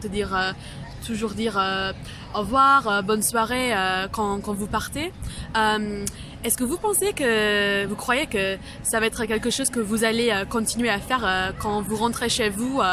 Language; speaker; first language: French; non-native, fluent; English